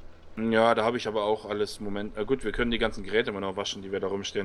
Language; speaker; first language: German; native; German